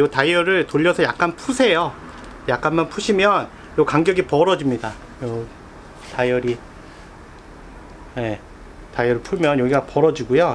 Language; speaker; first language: Korean; native; Korean